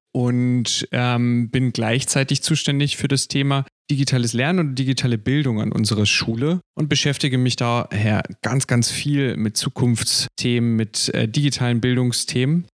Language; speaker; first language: German; native; German